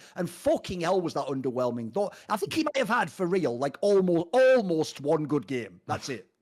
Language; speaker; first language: English; native; English